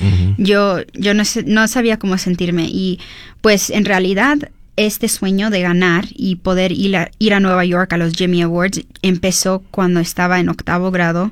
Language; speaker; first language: Spanish; early bilingual, heritage; Spanish